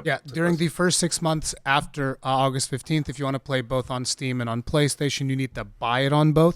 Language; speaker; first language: English; native; English